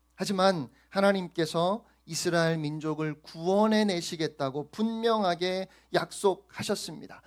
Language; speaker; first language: Korean; native; Korean